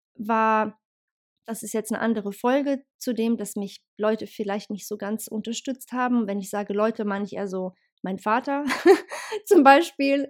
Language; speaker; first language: German; early bilingual, other home language; Bosnian